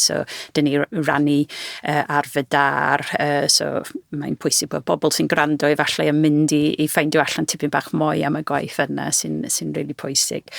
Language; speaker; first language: Welsh; non-native, fluent; English